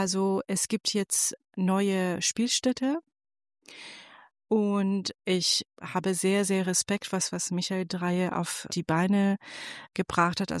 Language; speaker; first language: German; non-native, fluent; Persian